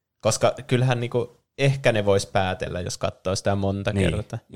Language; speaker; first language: Finnish; native; Finnish